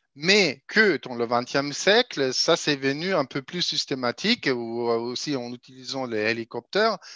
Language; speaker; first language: French; non-native, fluent; German